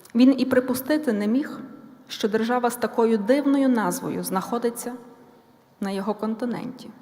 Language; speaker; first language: Ukrainian; native; Ukrainian